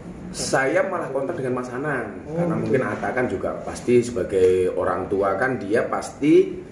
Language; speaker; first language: Indonesian; native; Indonesian